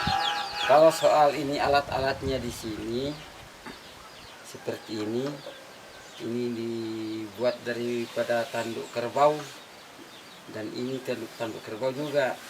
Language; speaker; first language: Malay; non-native, local second language; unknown